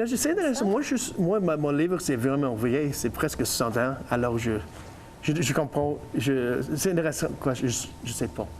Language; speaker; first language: French; non-native, learner; English